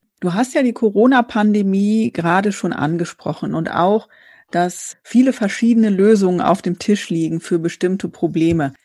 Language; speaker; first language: German; native; German